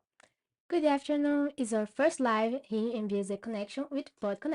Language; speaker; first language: English; non-native, learner; Portuguese